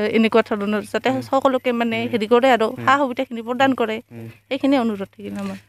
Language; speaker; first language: Assamese; native; Assamese